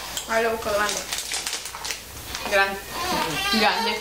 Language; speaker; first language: Spanish; early bilingual, heritage; Spanish